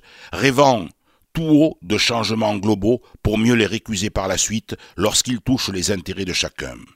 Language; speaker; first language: French; native; French